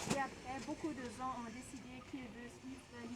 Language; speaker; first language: French; non-native, fluent; German